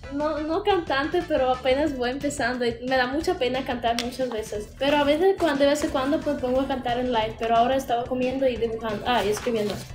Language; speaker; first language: Spanish; non-native, fluent; Russian